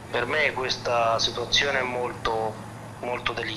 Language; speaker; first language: Italian; non-native, fluent; Punjabi